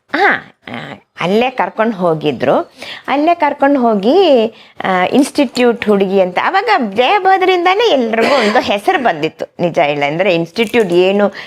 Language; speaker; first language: Kannada; non-native, local second language; Malayalam